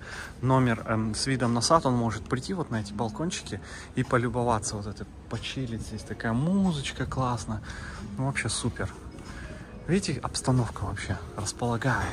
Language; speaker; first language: Russian; native; Russian